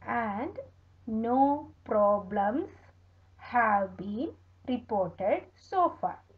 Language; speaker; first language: English; non-native, local second language; Malayalam